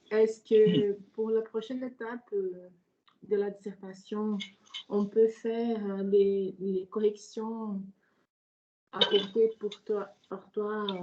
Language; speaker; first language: French; non-native, fluent; Portuguese